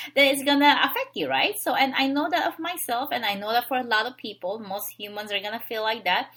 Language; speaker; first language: English; non-native, local second language; Filipino